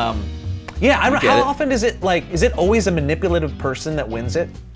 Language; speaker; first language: English; native; English